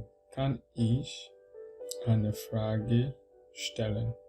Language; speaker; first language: German; non-native, learner; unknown